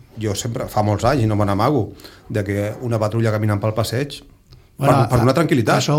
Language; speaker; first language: Catalan; native; Catalan